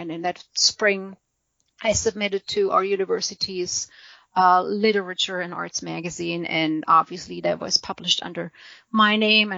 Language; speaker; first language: English; non-native, fluent; German